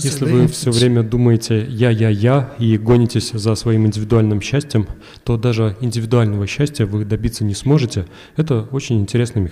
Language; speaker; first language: Russian; native; Russian